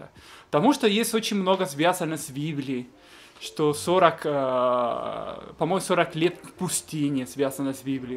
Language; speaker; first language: Russian; non-native, fluent; Spanish